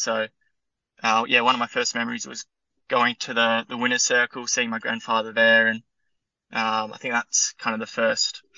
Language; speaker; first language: English; native; English